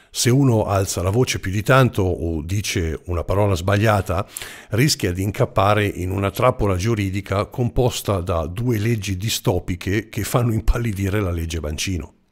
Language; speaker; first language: Italian; non-native, fluent; German